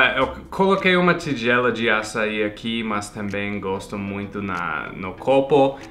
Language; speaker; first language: Portuguese; non-native, fluent; English